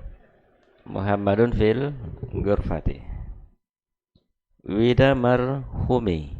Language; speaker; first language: Arabic; non-native, fluent; Indonesian